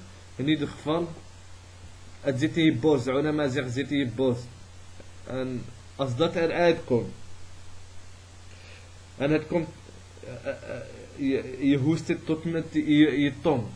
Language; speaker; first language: Dutch; early bilingual, other home language; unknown